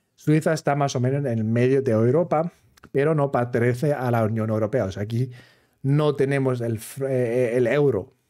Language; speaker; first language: Spanish; non-native, fluent; German